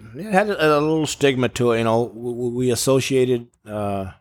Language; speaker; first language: English; native; English